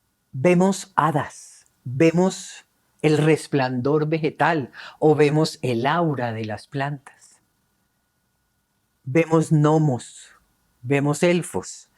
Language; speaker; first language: Spanish; native; Spanish